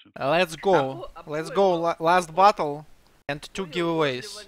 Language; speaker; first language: English; non-native, learner; Russian